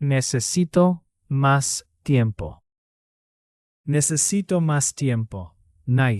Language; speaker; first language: Spanish; non-native, fluent; English